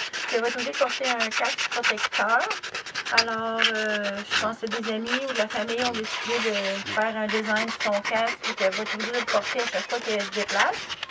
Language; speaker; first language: French; native; French